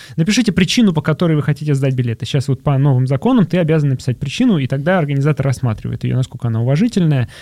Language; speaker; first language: Russian; native; Russian